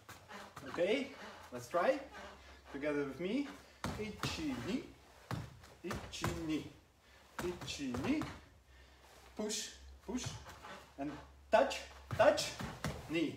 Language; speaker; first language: English; non-native, learner; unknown